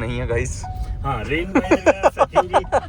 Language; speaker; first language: Hindi; native; Hindi